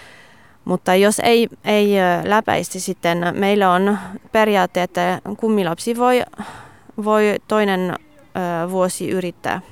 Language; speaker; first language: Finnish; non-native, fluent; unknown